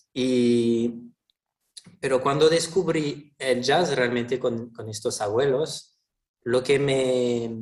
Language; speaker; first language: Spanish; non-native, fluent; French